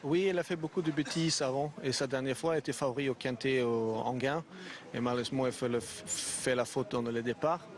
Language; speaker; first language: French; non-native, learner; Swedish